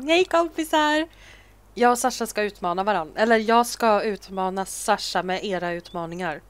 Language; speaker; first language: Swedish; native; Swedish